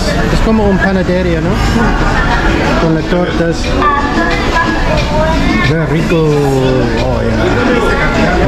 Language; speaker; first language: Spanish; non-native, learner; English